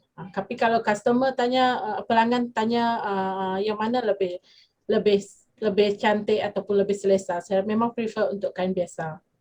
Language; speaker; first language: Malay; non-native, local second language; Iban